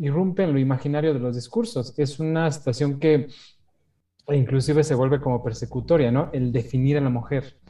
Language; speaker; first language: Spanish; native; Spanish